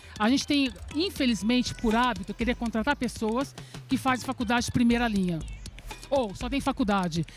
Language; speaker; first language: Portuguese; early bilingual, other home language; Serbian